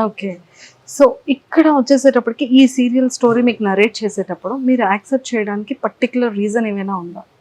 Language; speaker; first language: Telugu; native; Telugu